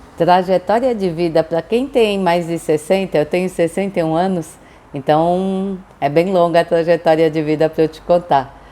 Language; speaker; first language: Portuguese; early bilingual, other home language; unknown